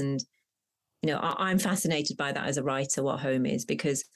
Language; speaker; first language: English; non-native, local second language; Punjabi